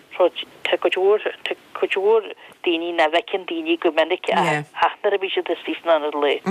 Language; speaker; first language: Irish; non-native, local second language; English